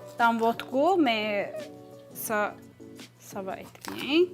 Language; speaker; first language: French; non-native, learner; Turkish